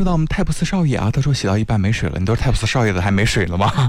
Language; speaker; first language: Chinese; native; Chinese